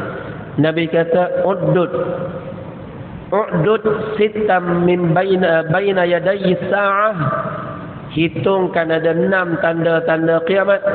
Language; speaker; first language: Malay; native; Malay